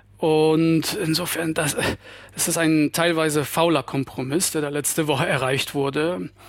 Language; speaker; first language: German; non-native, fluent; Polish